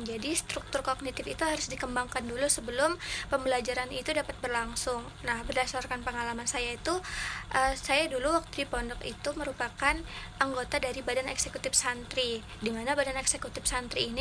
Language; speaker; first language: Indonesian; native; Indonesian